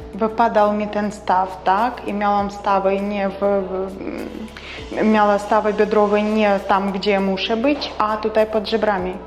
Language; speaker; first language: Polish; non-native, learner; Ukrainian